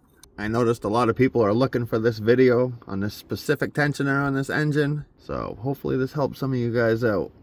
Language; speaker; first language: English; native; English